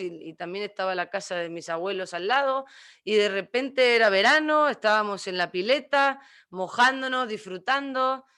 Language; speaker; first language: Spanish; native; Spanish